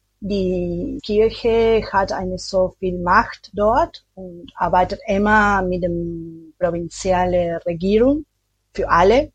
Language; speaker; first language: German; non-native, learner; Spanish